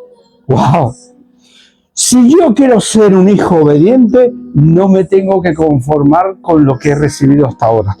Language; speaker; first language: Spanish; native; Spanish